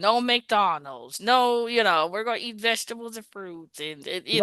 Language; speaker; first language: English; native; English